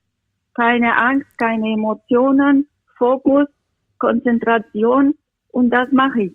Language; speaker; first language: German; non-native, fluent; Romanian